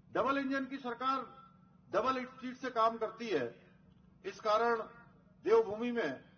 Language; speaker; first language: Hindi; native; Hindi